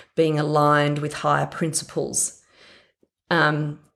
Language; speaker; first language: English; native; English